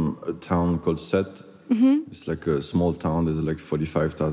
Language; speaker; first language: English; non-native, fluent; French